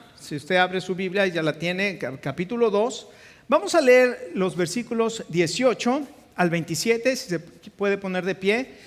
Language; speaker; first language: Spanish; native; Spanish